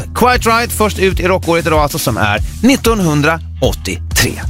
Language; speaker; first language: Swedish; native; Swedish